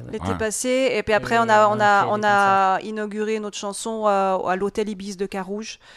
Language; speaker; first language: French; native; French